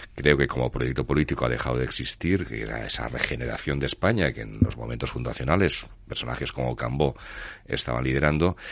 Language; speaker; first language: Spanish; non-native, local second language; Catalan